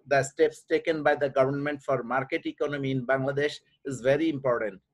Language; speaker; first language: English; non-native, local second language; Bangla